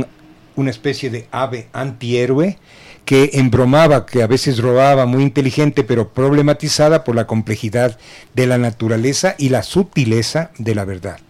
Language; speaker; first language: Spanish; native; Spanish